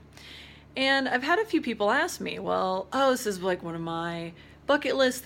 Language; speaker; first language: English; native; English